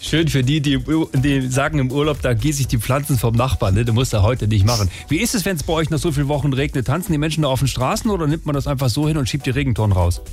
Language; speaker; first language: German; native; German